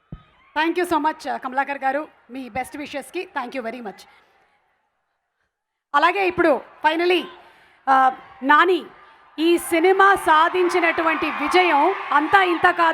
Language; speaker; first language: Telugu; native; Telugu